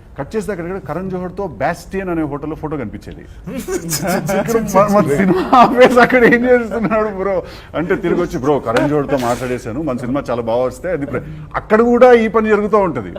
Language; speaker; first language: Telugu; native; Telugu